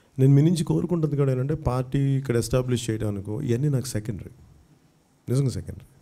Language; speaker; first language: Telugu; native; Telugu